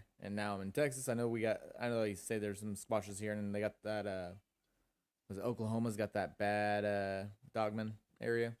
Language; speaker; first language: English; native; English